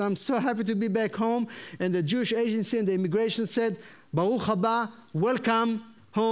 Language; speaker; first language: English; non-native, fluent; Hebrew